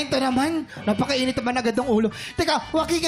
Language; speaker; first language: Filipino; native; Filipino